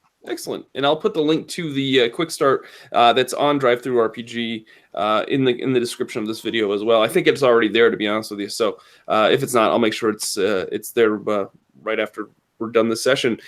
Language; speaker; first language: English; native; English